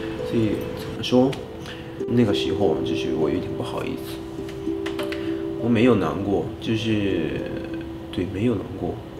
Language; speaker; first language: Chinese; non-native, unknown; Japanese